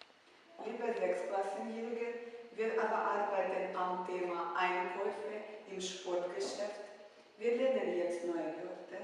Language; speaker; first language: German; non-native, fluent; Ukrainian